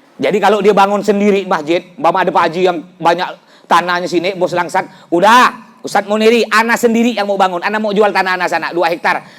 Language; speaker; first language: Indonesian; native; Indonesian